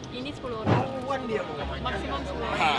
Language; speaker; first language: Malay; non-native, fluent; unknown